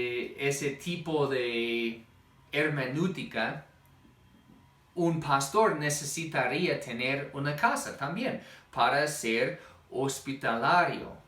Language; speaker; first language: Spanish; non-native, fluent; English